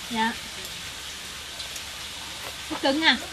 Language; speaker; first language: Vietnamese; native; Vietnamese